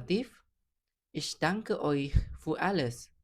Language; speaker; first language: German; non-native, fluent; Indonesian